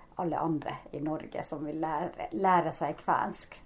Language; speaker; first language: Norwegian; non-native, fluent; Finnish